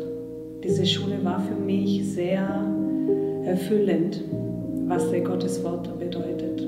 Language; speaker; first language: German; non-native, fluent; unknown